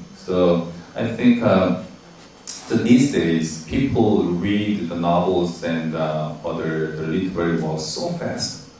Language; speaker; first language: English; non-native, learner; Korean